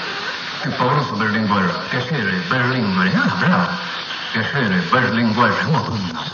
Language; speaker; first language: Italian; native; Italian